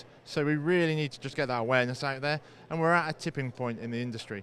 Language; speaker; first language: English; native; English